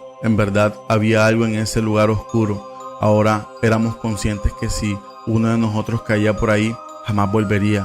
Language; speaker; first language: Spanish; native; Spanish